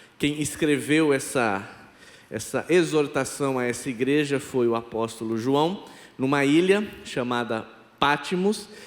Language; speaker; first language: Portuguese; non-native, local second language; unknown